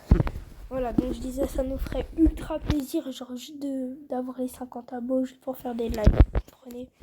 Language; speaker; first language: French; native; French